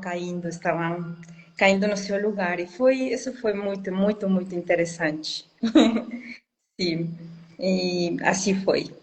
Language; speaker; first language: Portuguese; non-native, fluent; Spanish